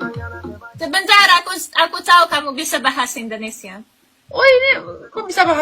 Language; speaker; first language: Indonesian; non-native, learner; Russian